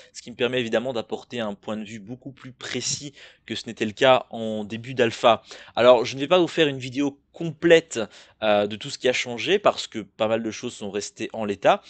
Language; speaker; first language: French; native; French